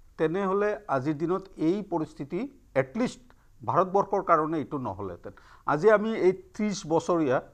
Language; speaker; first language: Assamese; non-native, local second language; Bangla